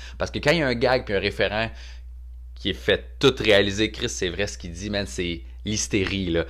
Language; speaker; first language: French; native; French